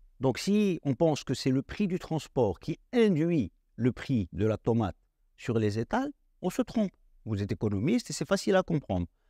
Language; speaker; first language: French; non-native, local second language; Arabic